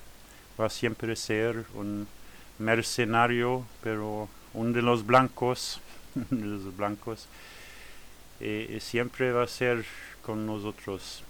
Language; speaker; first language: Spanish; non-native, learner; French